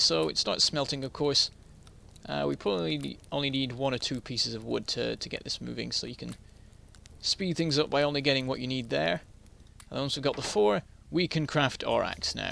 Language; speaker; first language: English; native; English